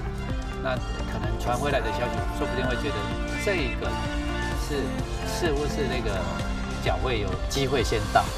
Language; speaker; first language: Chinese; native; Chinese